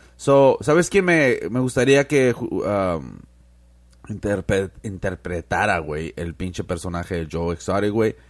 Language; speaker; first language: Spanish; early bilingual, heritage; Spanish